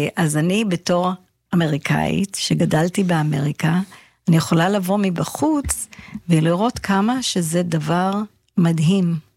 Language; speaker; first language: Hebrew; early bilingual, heritage; English